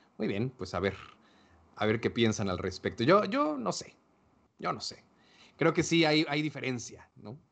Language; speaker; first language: Spanish; native; Spanish